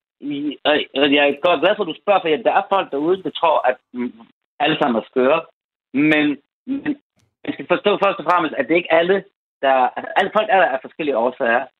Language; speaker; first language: Danish; early bilingual, other home language; Persian